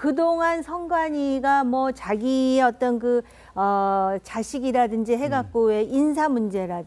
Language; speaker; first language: Korean; native; Korean